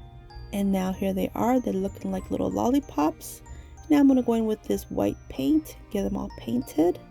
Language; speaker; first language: English; native; English